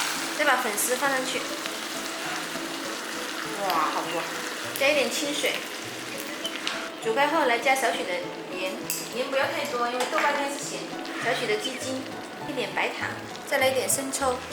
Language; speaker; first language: Chinese; native; Chinese